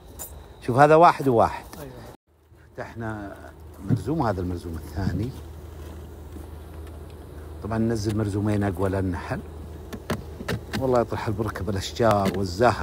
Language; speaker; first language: Arabic; native; Arabic